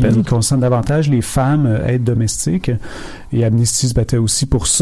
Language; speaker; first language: French; native; French